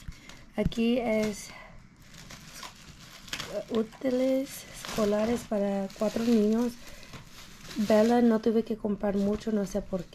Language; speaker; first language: Spanish; early bilingual, heritage; English